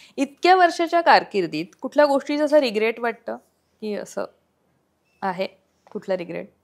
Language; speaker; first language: Marathi; native; Marathi